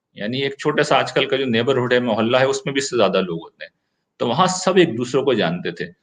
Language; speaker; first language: Urdu; native; Urdu